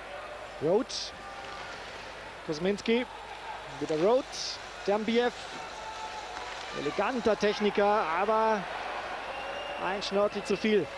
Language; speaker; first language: German; native; German